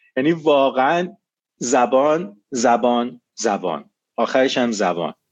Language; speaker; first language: Persian; native; Persian